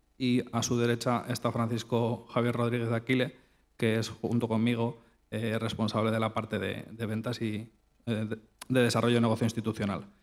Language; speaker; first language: Spanish; native; Spanish